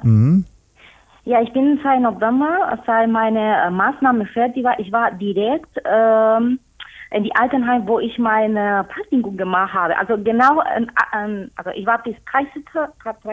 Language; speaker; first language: German; non-native, learner; Spanish